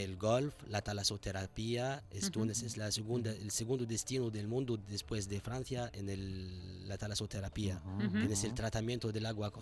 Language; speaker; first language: Spanish; non-native, fluent; Arabic